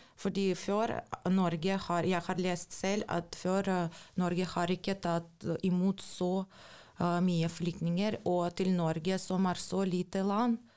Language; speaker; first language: Norwegian; non-native, fluent; Ukrainian